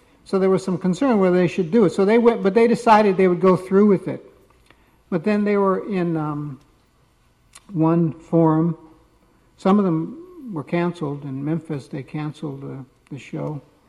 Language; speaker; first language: English; native; English